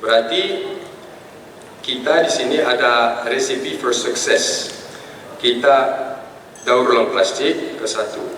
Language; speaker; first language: Indonesian; non-native, fluent; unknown